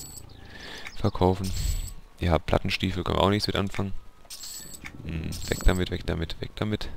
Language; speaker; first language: German; native; German